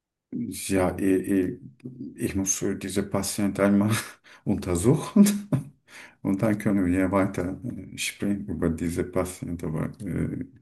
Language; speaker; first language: German; non-native, learner; Turkish